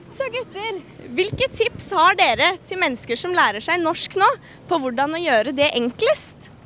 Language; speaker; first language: Norwegian; native; Norwegian